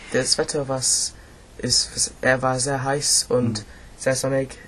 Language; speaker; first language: German; non-native, learner; English